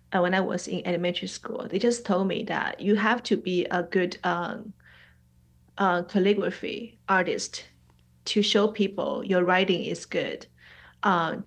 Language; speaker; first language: English; non-native, fluent; Chinese